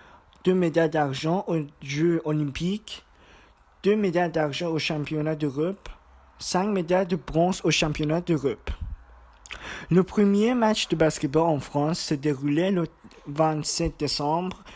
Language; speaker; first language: French; non-native, learner; German